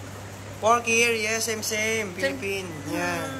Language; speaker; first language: English; non-native, learner; Thai